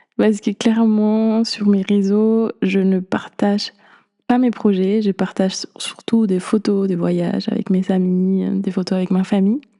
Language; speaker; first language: French; non-native, fluent; Spanish